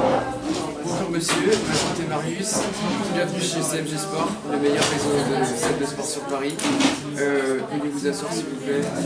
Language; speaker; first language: French; native; French